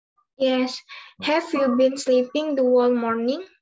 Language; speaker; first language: English; non-native, learner; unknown